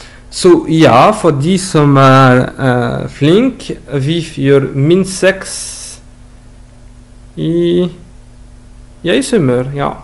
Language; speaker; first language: Norwegian; non-native, learner; French